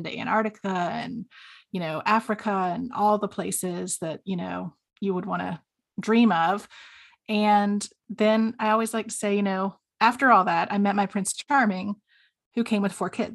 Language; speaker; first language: English; native; English